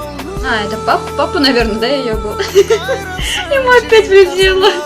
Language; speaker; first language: Russian; native; Russian